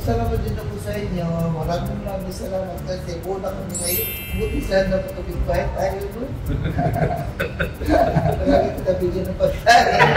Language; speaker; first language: Filipino; non-native, local second language; Cebuano